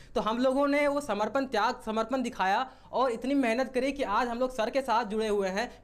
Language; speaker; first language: Hindi; native; Hindi